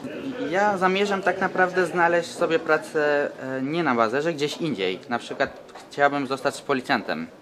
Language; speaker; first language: Polish; early bilingual, other home language; Turkish